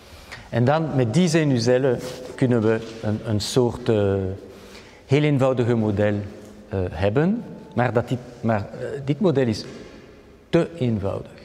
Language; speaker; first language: Dutch; non-native, fluent; French